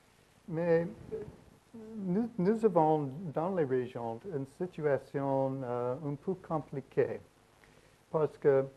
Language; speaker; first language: French; non-native, learner; English